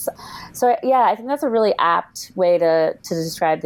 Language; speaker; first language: English; native; English